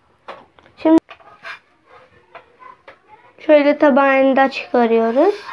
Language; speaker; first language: Turkish; non-native, learner; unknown